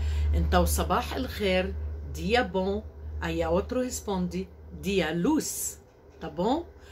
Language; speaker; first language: Portuguese; non-native, learner; Arabic